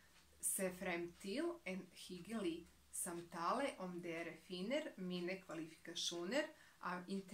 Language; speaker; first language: Norwegian; non-native, learner; Serbian